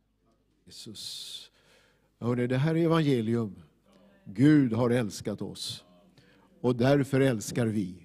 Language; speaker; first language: Swedish; native; Swedish